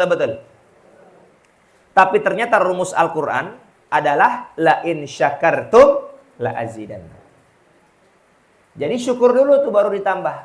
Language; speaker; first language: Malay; non-native, local second language; Javanese